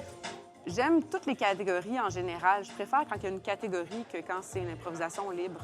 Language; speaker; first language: French; native; French